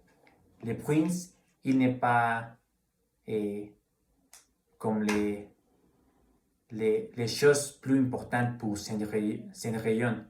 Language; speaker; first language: French; non-native, learner; Spanish